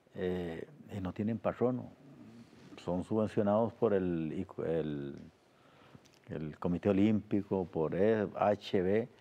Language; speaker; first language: Spanish; native; Spanish